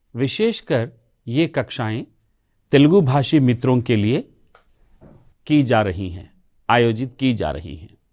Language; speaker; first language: Hindi; non-native, local second language; Telugu